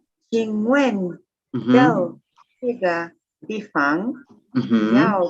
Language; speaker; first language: Chinese; non-native, learner; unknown